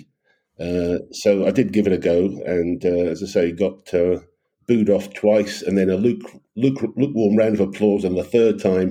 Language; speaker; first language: English; native; English